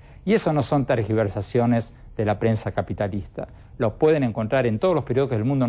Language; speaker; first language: Spanish; native; Spanish